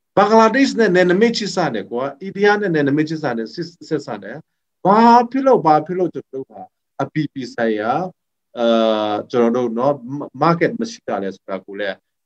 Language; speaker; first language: Burmese; non-native, local second language; Hakha Chin